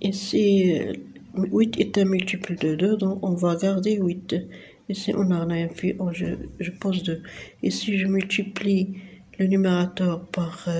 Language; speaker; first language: French; non-native, local second language; Arabic